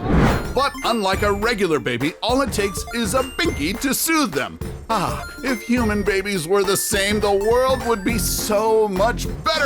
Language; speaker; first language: English; native; English